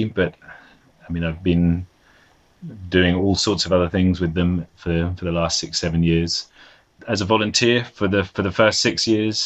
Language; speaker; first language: English; native; English